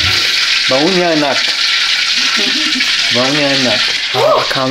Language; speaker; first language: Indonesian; non-native, learner; German